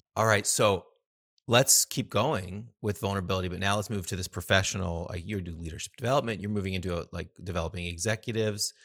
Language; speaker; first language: English; native; English